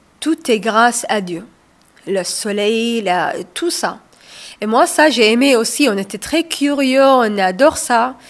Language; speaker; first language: French; non-native, learner; Somali